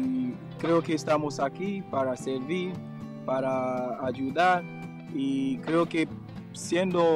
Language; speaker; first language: Spanish; non-native, fluent; Haitian Creole